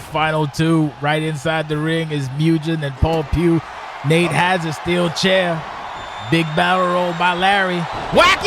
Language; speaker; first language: English; native; English